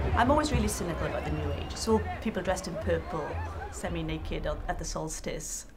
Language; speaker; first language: English; native; English